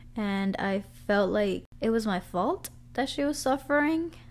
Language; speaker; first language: English; early bilingual, other home language; Spanish